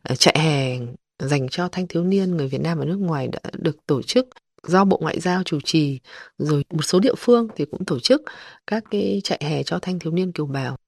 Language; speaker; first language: Vietnamese; native; Vietnamese